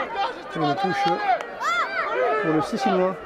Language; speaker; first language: French; native; French